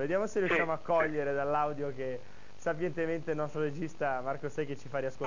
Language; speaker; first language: Italian; native; Italian